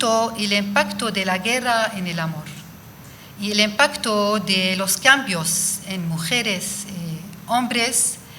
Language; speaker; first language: Spanish; non-native, fluent; Arabic